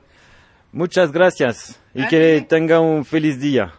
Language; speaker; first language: Spanish; non-native, learner; French